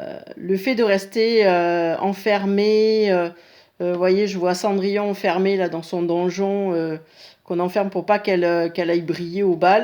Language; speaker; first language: French; native; French